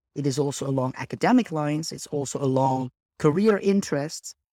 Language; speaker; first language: English; non-native, fluent; Dutch